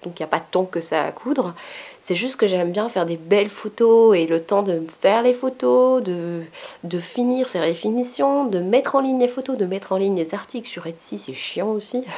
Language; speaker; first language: French; native; French